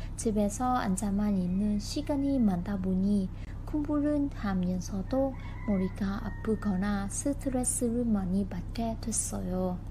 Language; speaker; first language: Korean; non-native, learner; Vietnamese